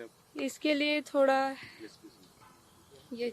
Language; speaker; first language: Hindi; non-native, local second language; Marathi